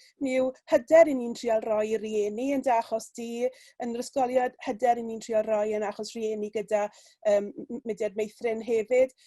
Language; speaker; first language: Welsh; native; Welsh